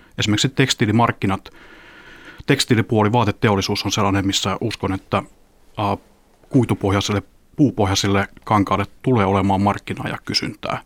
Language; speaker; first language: Finnish; native; Finnish